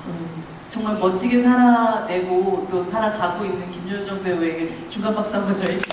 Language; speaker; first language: Korean; native; Korean